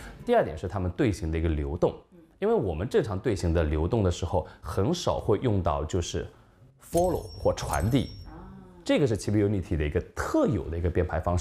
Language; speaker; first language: Chinese; native; Chinese